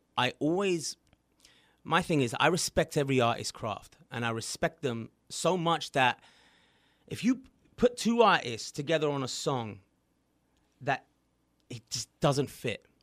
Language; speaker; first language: English; native; English